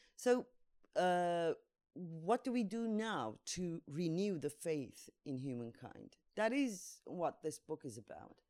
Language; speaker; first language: English; non-native, fluent; Turkish